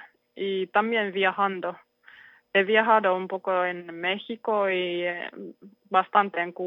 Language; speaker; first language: Spanish; non-native, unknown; Finnish